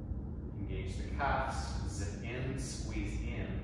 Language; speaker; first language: English; native; English